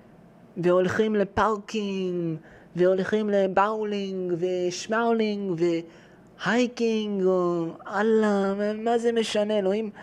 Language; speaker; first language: Hebrew; early bilingual, heritage; Hebrew